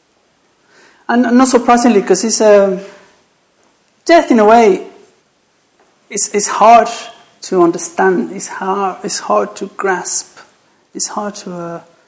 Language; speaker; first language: English; non-native, fluent; Spanish